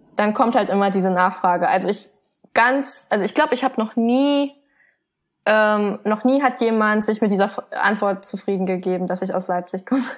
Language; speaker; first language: German; native; German